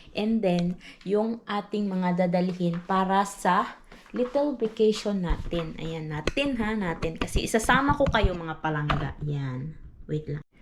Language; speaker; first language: Filipino; non-native, local second language; Cebuano